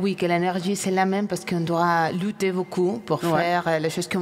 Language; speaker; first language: French; non-native, fluent; Spanish